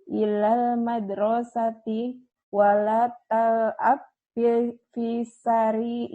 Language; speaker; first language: Arabic; non-native, learner; Indonesian